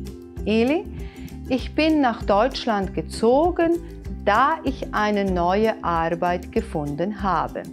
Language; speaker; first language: German; non-native, fluent; Bosnian